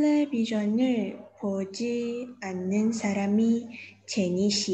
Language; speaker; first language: Korean; non-native, learner; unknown